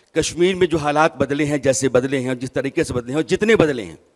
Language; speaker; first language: Hindi; native; Hindi